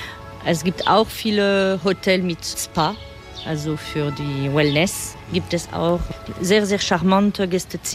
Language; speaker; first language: German; non-native, fluent; French